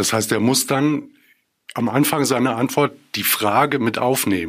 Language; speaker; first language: German; native; German